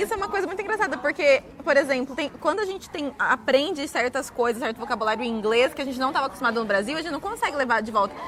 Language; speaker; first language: Portuguese; native; Portuguese